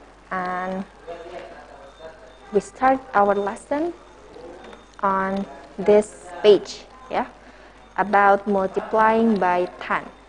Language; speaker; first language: English; non-native, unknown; Indonesian